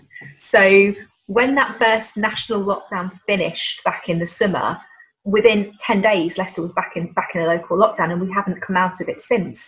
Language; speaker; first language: English; native; English